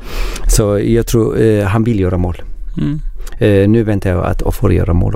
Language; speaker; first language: Swedish; non-native, learner; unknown